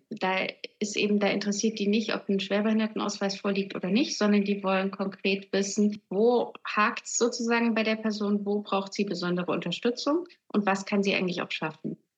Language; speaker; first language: German; native; German